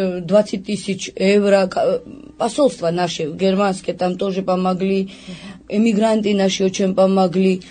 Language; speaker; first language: Russian; non-native, fluent; Georgian